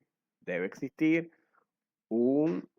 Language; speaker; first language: Spanish; native; Spanish